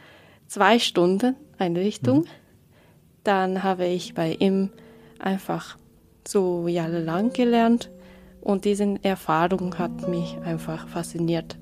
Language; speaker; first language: German; non-native, learner; Japanese